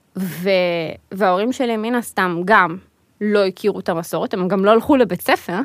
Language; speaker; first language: Hebrew; early bilingual, other home language; Russian